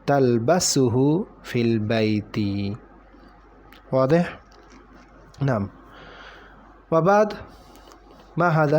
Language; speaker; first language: Arabic; non-native, fluent; Bangla